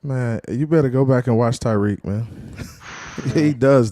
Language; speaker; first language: English; native; English